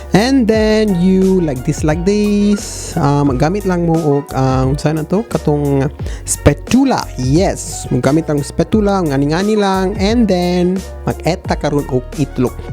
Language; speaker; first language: Cebuano; non-native, learner; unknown